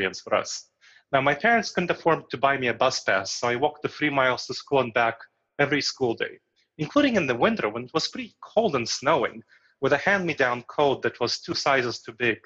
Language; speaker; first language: English; early bilingual, other home language; Romanian